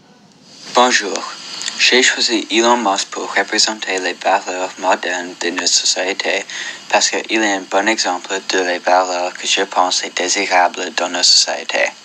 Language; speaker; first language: French; non-native, local second language; English